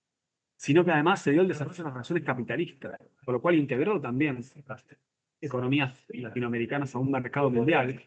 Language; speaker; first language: Spanish; native; Spanish